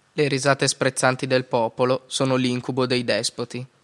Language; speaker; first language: Italian; native; Italian